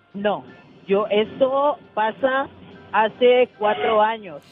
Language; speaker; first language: Spanish; native; Spanish